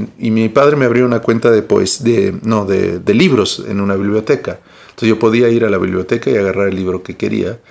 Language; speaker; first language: Spanish; early bilingual, heritage; Spanish